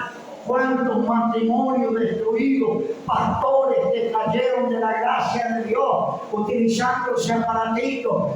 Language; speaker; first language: Spanish; native; Spanish